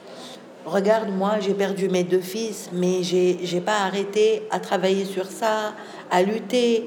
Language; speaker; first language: French; non-native, local second language; Arabic